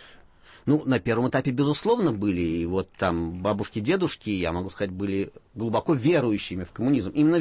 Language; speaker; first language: Russian; native; Russian